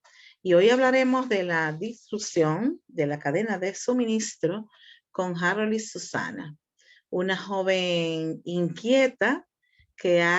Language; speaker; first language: Spanish; native; Spanish